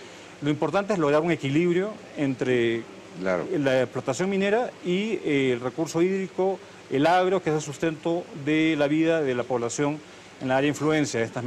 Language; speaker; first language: Spanish; native; Spanish